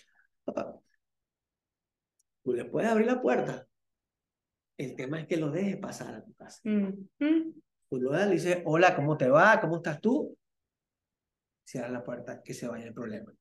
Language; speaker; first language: Spanish; native; Spanish